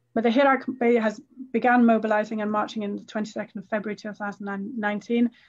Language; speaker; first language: English; native; English